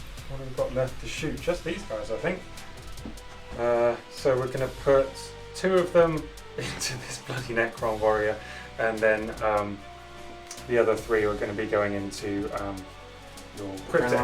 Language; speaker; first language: English; native; English